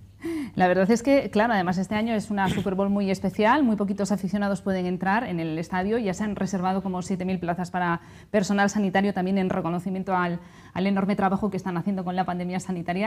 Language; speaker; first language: Spanish; native; Spanish